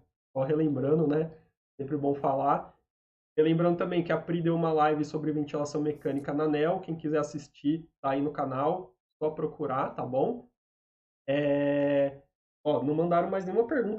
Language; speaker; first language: Portuguese; native; Portuguese